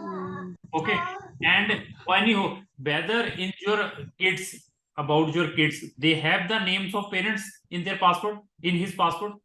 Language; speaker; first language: English; non-native, local second language; Hindi